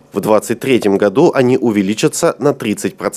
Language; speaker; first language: Russian; native; Russian